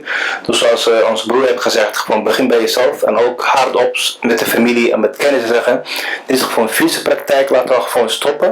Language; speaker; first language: Dutch; non-native, fluent; Somali